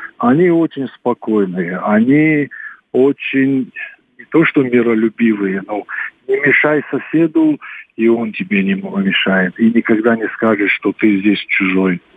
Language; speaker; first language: Russian; non-native, local second language; Ossetic